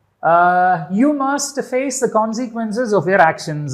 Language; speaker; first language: English; non-native, local second language; Tamil